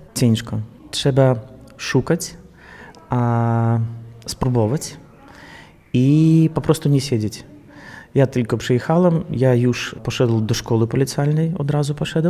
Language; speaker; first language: Polish; non-native, learner; Belarusian